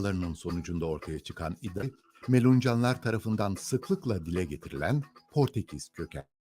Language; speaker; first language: Turkish; native; Turkish